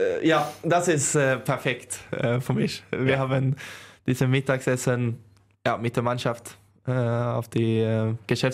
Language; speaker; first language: German; non-native, learner; Swedish